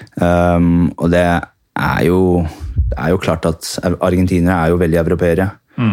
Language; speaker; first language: Norwegian; early bilingual, heritage; Norwegian